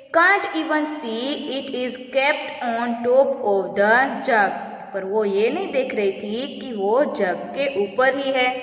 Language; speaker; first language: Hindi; non-native, local second language; Gujarati